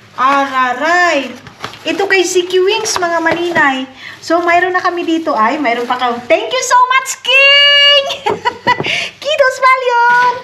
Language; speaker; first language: Filipino; non-native, local second language; Cebuano